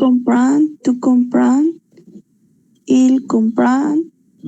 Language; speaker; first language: French; non-native, learner; Spanish